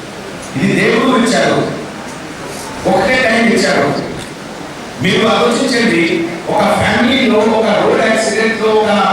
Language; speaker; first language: Telugu; non-native, fluent; Hindi